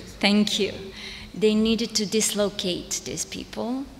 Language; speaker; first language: English; non-native, fluent; Serbian